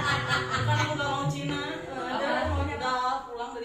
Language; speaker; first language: Indonesian; non-native, local second language; Sundanese